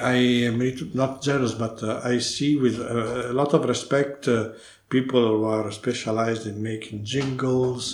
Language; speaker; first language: English; non-native, learner; Italian